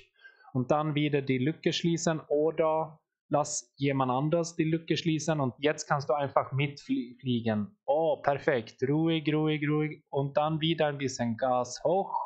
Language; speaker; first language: German; non-native, fluent; Swedish